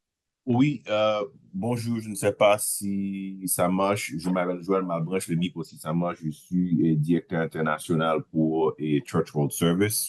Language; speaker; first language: French; non-native, local second language; Haitian Creole